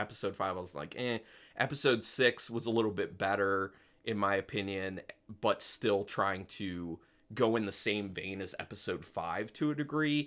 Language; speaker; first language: English; native; English